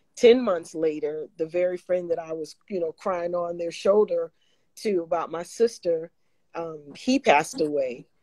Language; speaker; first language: English; native; English